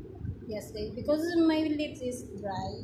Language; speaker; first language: English; non-native, learner; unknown